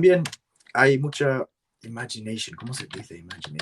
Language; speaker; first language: Spanish; non-native, learner; English